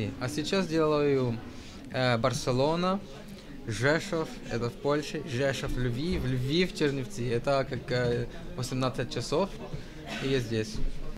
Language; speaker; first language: Russian; non-native, learner; French